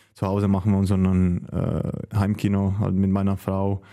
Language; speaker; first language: German; non-native, fluent; Czech